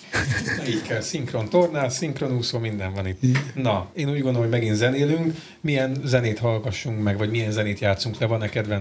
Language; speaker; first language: Hungarian; native; Hungarian